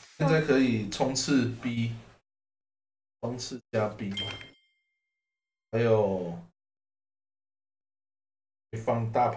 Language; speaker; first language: Chinese; native; Chinese